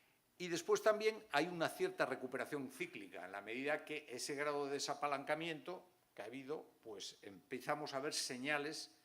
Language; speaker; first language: Spanish; native; Spanish